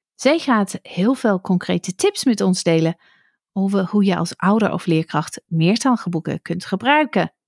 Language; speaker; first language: Dutch; non-native, fluent; English